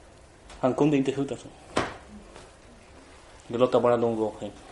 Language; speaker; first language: Swedish; non-native, fluent; Spanish